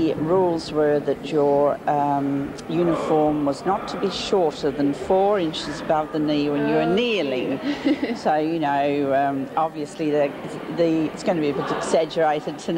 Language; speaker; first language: English; native; English